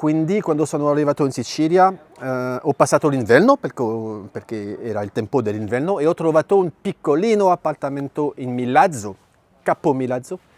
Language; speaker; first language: Italian; non-native, fluent; French